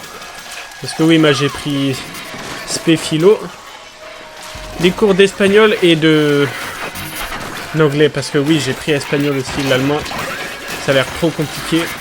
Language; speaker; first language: French; native; French